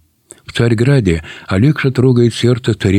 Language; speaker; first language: Russian; native; Russian